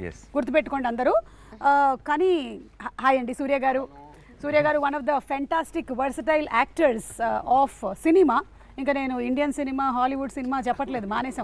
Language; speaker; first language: Telugu; native; Telugu